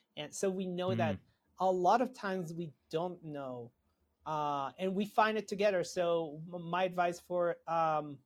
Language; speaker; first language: English; non-native, fluent; Hebrew